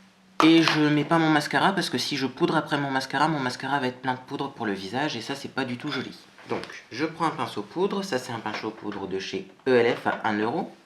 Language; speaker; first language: French; native; French